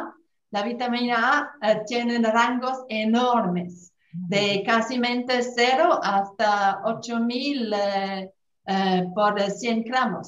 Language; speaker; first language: Spanish; non-native, fluent; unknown